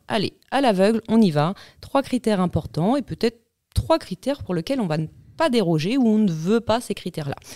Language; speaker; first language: French; native; French